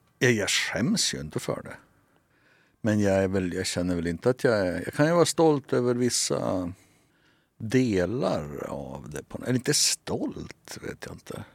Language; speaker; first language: Swedish; native; Swedish